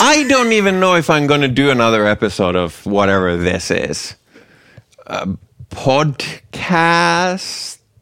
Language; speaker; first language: English; non-native, fluent; Finnish